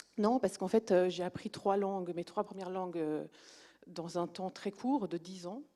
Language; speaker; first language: French; early bilingual, other home language; Romanian